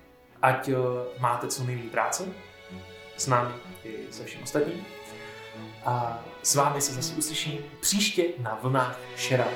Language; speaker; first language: Czech; native; Czech